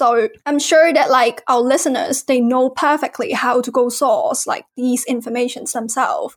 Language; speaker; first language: English; non-native, local second language; Cantonese